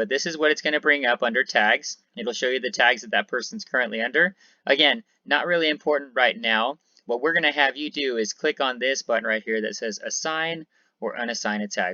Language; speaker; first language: English; native; English